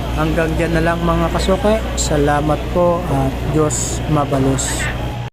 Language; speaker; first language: Filipino; native; Filipino